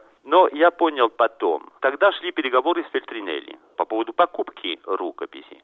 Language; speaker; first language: Russian; non-native, fluent; French